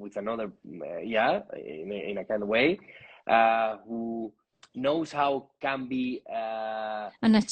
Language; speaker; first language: English; non-native, learner; Spanish